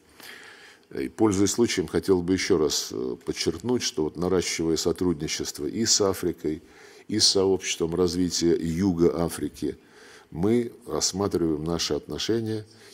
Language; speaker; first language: Russian; native; Russian